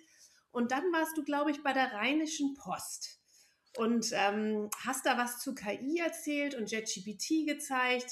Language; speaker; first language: German; native; German